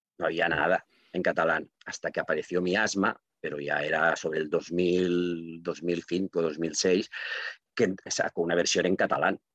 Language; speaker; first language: Spanish; non-native, local second language; Catalan